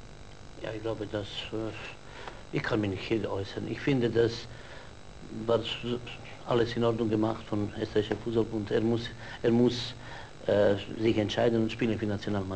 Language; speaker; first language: German; non-native, fluent; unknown